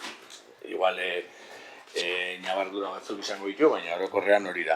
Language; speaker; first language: Basque; native; Basque